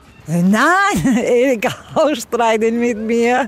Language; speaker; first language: German; non-native, learner; Armenian